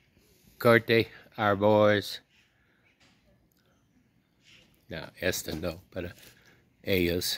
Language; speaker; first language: Spanish; non-native, learner; English